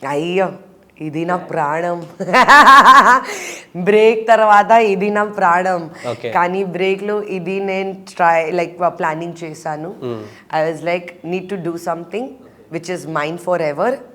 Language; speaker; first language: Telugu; non-native, learner; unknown